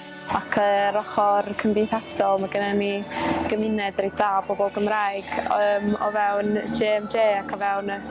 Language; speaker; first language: Welsh; native; Welsh